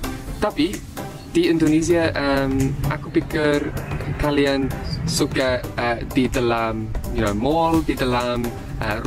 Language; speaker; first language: Indonesian; non-native, learner; English